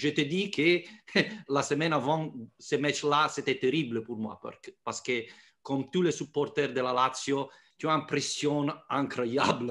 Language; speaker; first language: French; non-native, fluent; Italian